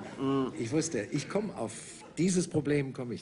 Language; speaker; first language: German; native; German